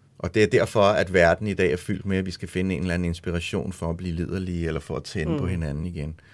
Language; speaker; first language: Danish; early bilingual, other home language; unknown